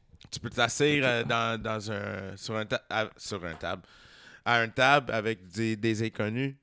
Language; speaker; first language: French; native; French